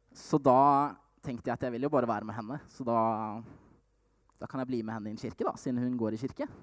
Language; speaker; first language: Norwegian; native; Norwegian